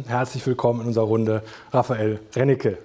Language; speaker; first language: German; native; German